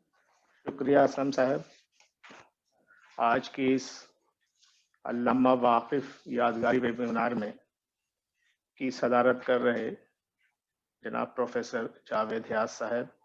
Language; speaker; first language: Urdu; native; Urdu